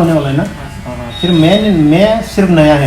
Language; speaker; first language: Hindi; non-native, local second language; Bodo